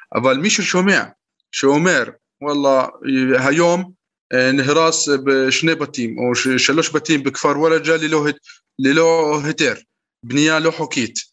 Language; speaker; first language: Hebrew; non-native, local second language; Arabic